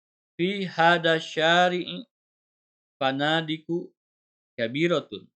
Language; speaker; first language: Arabic; non-native, fluent; Indonesian